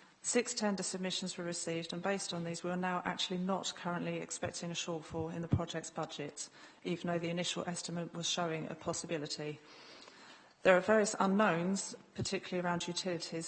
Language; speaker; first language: English; native; English